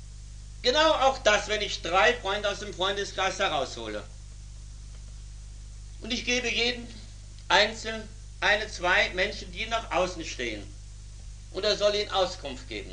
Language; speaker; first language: German; native; German